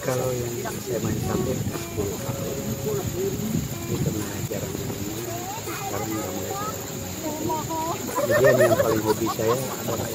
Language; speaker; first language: Indonesian; non-native, local second language; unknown